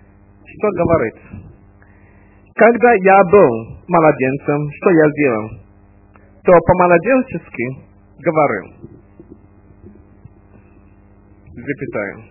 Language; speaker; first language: Russian; non-native, fluent; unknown